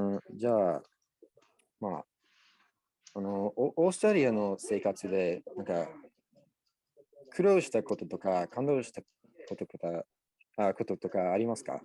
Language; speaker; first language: Japanese; non-native, learner; English